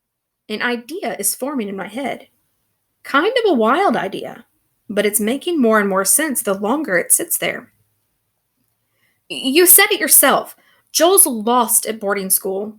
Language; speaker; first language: English; native; English